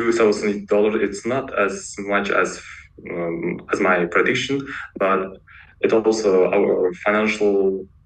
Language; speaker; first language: English; non-native, learner; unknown